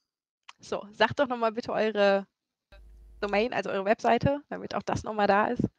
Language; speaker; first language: German; native; German